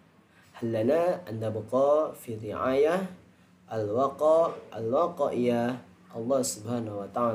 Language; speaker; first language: Arabic; non-native, learner; Indonesian